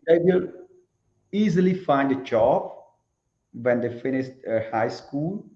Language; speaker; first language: English; non-native, learner; Khmer